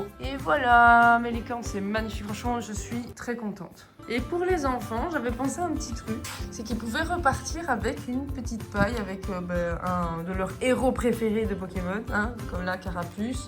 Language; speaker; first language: French; native; French